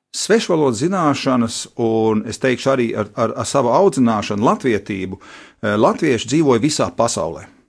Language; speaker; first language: Latvian; early bilingual, heritage; Latvian